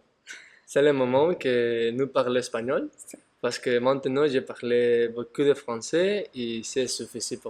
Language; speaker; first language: French; non-native, learner; Spanish